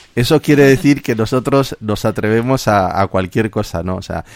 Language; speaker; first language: Spanish; native; Spanish